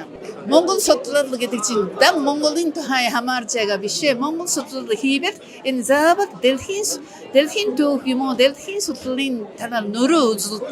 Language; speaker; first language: Mongolian; non-native, fluent; Korean